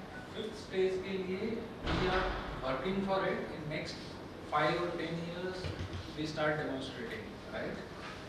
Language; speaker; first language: Hindi; native; Hindi